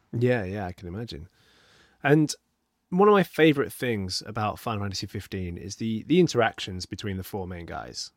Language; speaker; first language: English; native; English